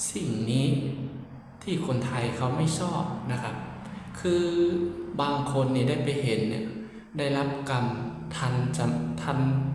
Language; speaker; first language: Thai; native; Thai